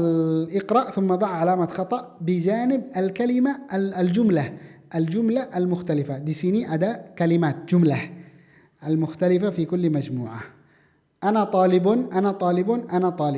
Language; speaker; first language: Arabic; non-native, fluent; Indonesian